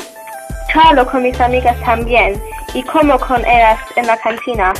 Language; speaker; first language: Spanish; non-native, learner; English